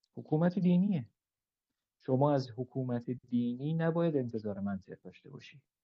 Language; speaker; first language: Persian; native; Persian